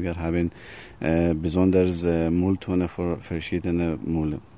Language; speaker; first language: German; non-native, learner; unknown